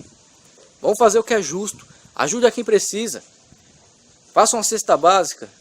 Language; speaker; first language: Portuguese; native; Portuguese